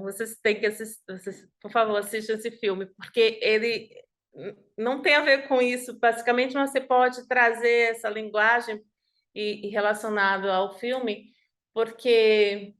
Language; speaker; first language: Portuguese; native; Portuguese